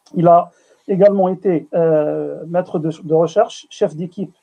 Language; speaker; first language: French; non-native, local second language; Arabic